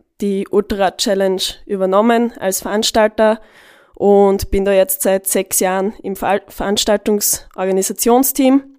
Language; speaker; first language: German; native; German